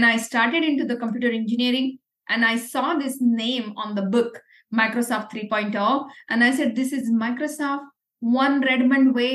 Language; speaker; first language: English; non-native, local second language; Marathi